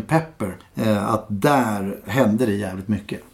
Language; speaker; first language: Swedish; native; Swedish